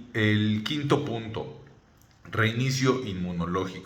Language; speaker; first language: Spanish; native; Spanish